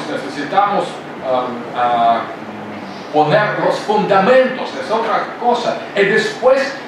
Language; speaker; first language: Spanish; non-native, fluent; Russian